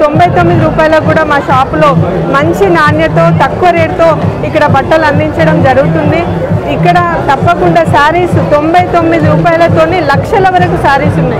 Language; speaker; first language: Telugu; native; Telugu